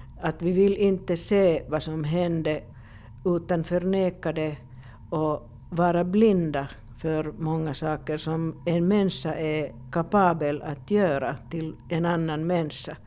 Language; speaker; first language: Swedish; non-native, local second language; Finnish